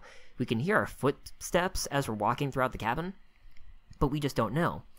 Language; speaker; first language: English; native; English